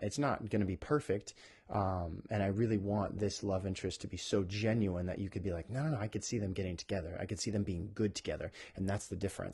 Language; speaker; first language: English; native; English